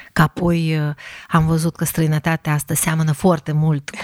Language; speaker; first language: Romanian; non-native, fluent; Russian